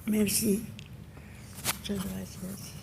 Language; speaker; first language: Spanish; early bilingual, heritage; Ladino